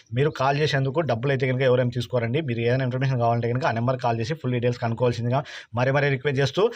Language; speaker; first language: Telugu; native; Telugu